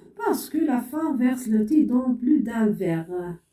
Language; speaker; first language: French; non-native, local second language; Arabic